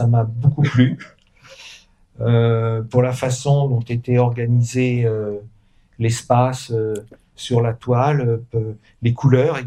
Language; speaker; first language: French; native; French